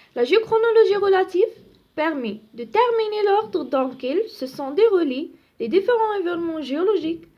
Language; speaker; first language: French; non-native, local second language; Arabic